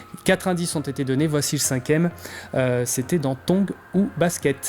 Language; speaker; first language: French; native; French